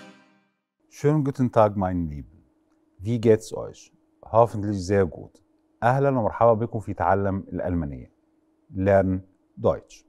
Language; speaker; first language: German; non-native, fluent; Arabic